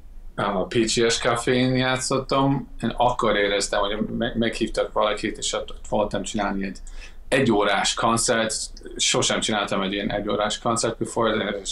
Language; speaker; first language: Hungarian; non-native, fluent; English